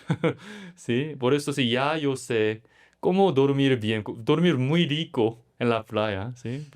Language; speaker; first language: Spanish; non-native, learner; Korean